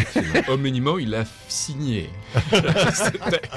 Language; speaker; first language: French; non-native, fluent; Polish